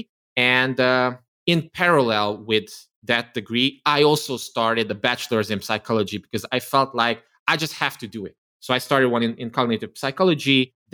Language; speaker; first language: English; non-native, fluent; Romanian